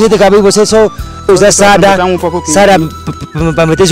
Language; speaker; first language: Portuguese; non-native, learner; Vietnamese